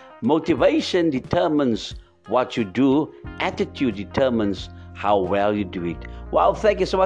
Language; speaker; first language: English; non-native, local second language; Afrikaans